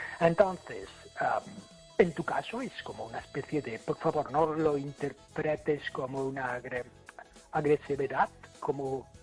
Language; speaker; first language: Spanish; non-native, fluent; English